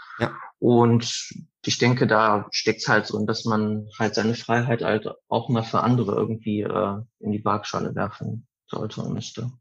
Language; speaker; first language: German; early bilingual, other home language; Italian